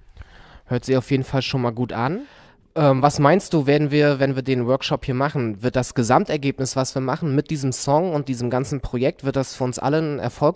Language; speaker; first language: German; native; German